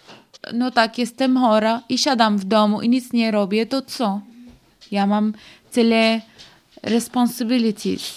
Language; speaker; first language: Polish; non-native, learner; Arabic